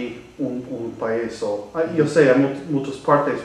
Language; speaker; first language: Spanish; non-native, learner; English